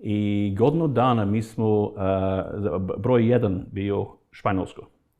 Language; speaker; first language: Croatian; non-native, fluent; English